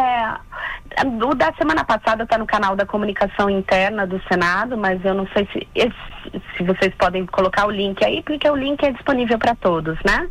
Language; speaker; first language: Portuguese; native; Portuguese